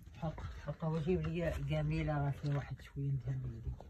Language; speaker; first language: Arabic; native; Arabic